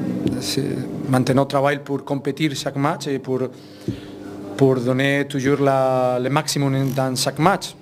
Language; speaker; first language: French; non-native, fluent; Spanish